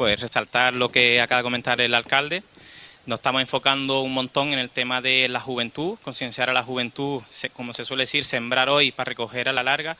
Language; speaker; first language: Spanish; native; Spanish